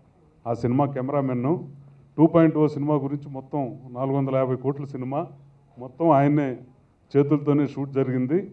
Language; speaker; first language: Telugu; native; Telugu